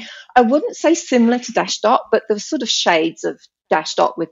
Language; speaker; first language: English; native; English